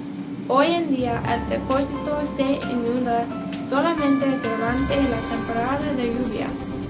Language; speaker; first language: Spanish; non-native, learner; English